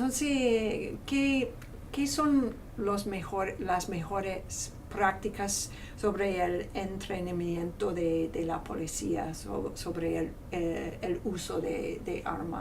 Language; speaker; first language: Spanish; non-native, fluent; English